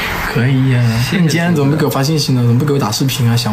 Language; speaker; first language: Chinese; native; Chinese